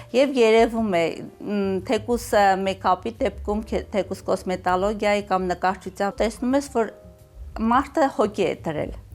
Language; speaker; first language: Armenian; native; Armenian